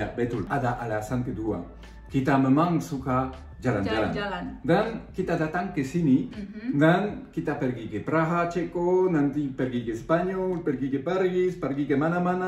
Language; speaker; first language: Indonesian; non-native, fluent; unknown